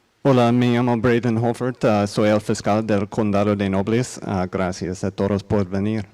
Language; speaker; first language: Spanish; non-native, learner; English